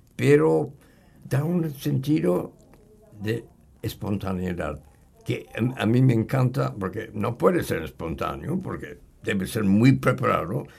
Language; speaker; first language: Spanish; non-native, fluent; English